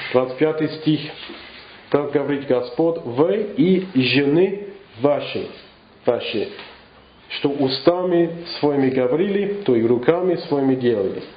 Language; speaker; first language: Russian; non-native, learner; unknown